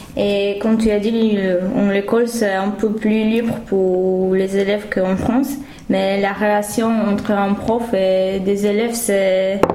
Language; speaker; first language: French; non-native, fluent; German